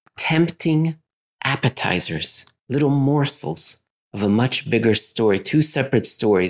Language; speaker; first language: English; native; English